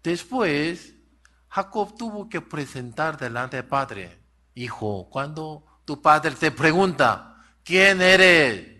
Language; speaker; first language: Spanish; non-native, learner; Korean